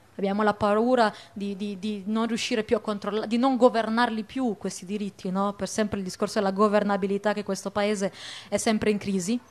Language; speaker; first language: Italian; early bilingual, other home language; Arabic